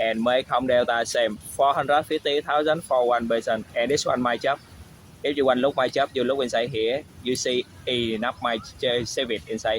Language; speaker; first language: English; non-native, learner; Vietnamese